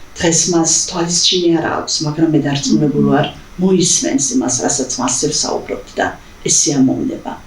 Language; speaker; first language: Georgian; non-native, local second language; Chechen